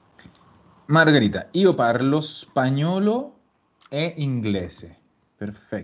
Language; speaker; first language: Italian; non-native, fluent; Spanish